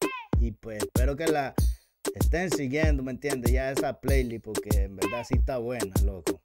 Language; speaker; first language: Spanish; native; Spanish